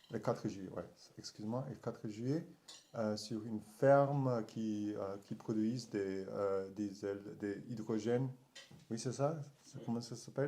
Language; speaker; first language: French; non-native, learner; German